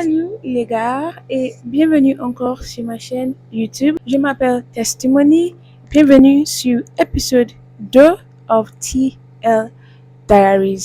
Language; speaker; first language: French; non-native, learner; English